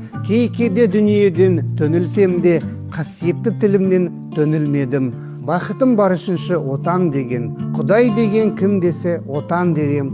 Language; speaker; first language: Kazakh; native; Kazakh